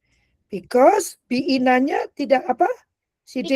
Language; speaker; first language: Indonesian; native; Indonesian